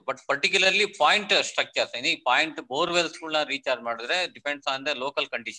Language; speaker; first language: Kannada; native; Kannada